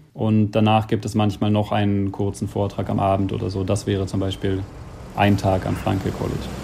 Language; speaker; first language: German; native; German